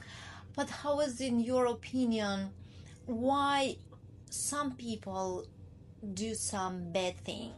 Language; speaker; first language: English; non-native, learner; Ukrainian